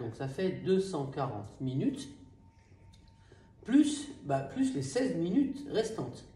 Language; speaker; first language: French; native; French